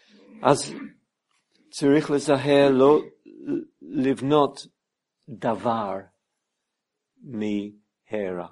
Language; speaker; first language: Hebrew; non-native, fluent; English